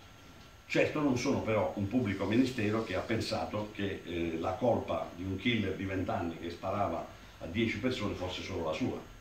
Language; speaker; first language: Italian; native; Italian